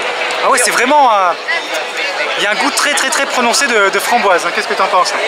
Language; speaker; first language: French; native; French